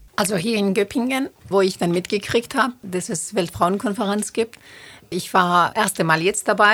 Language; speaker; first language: German; non-native, fluent; Turoyo